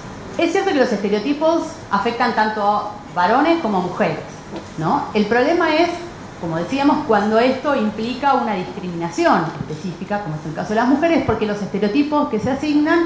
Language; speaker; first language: Spanish; native; Spanish